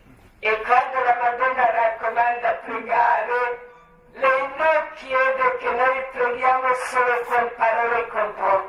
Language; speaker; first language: Italian; non-native, learner; Croatian